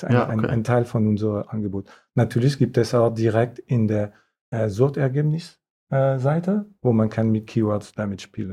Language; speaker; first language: German; non-native, fluent; French